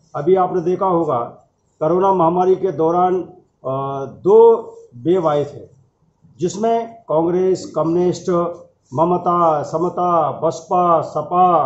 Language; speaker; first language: Hindi; native; Hindi